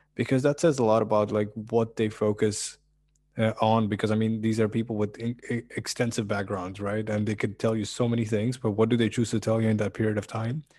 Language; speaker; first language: English; early bilingual, other home language; Russian